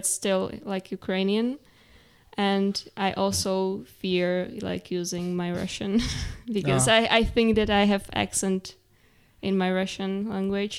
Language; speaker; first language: English; non-native, fluent; Czech